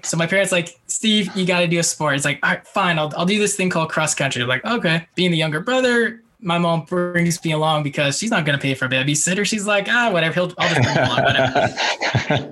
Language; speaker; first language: English; native; English